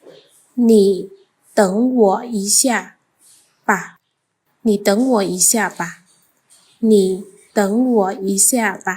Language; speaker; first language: Chinese; non-native, fluent; Khmer